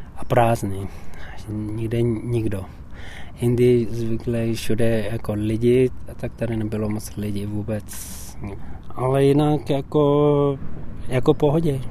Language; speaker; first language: Czech; non-native, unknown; Tibetan